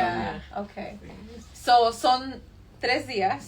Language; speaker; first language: Spanish; early bilingual, heritage; Spanish